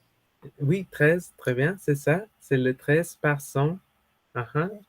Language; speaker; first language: French; non-native, fluent; Spanish